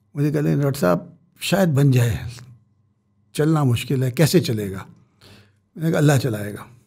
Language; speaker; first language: Urdu; native; Urdu